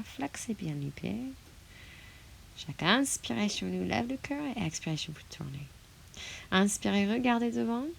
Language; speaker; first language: French; non-native, fluent; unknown